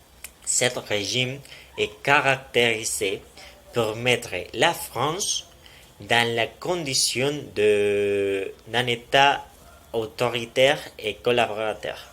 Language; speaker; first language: French; non-native, learner; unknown